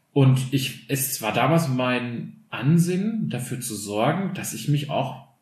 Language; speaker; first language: German; early bilingual, other home language; Albanian